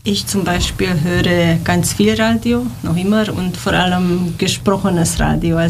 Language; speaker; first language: German; non-native, fluent; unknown